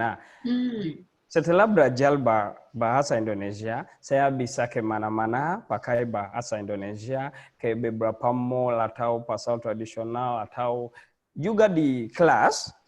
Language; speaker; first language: Indonesian; non-native, learner; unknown